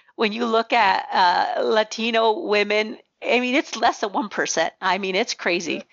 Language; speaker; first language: English; early bilingual, other home language; Spanish